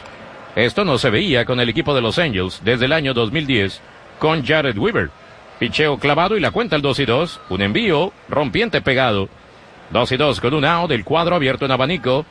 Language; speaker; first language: Spanish; native; Spanish